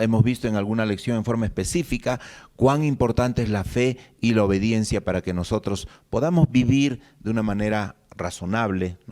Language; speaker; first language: Spanish; native; Spanish